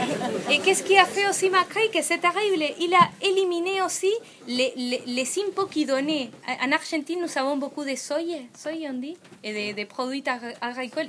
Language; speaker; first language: French; non-native, fluent; Spanish